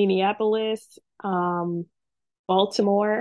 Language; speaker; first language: English; non-native, fluent; French